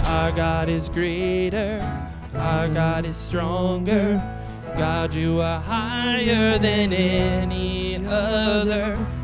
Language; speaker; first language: English; native; English